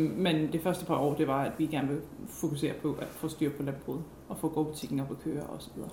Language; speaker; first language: Danish; non-native, fluent; English